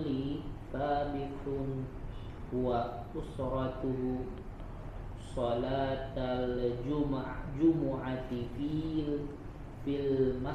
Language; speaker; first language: Arabic; non-native, learner; Indonesian